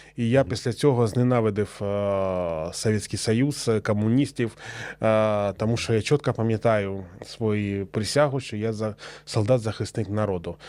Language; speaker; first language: Ukrainian; non-native, local second language; Russian